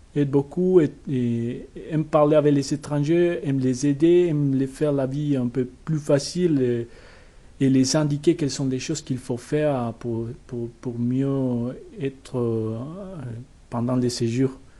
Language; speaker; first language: French; non-native, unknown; Spanish